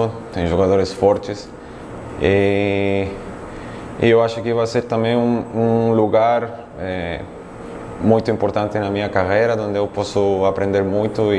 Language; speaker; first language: Portuguese; non-native, fluent; Spanish